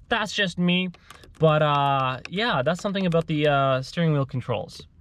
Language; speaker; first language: English; native; English